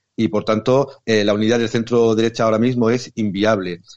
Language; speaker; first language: Spanish; native; Spanish